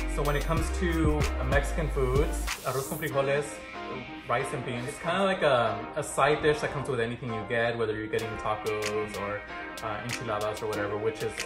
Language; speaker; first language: English; early bilingual, other home language; Spanish